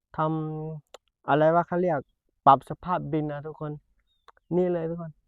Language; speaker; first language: Thai; non-native, local second language; Pattani Malay